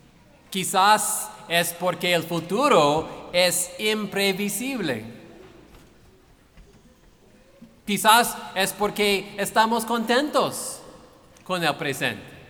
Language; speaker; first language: Spanish; non-native, fluent; English